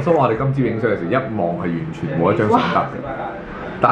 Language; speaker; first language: Chinese; native; Chinese